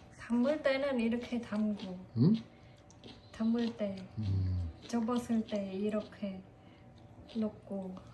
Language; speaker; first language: Korean; non-native, learner; Khmer